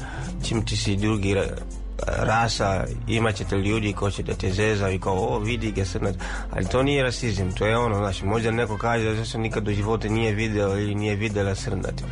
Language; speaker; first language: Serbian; non-native, fluent; Swahili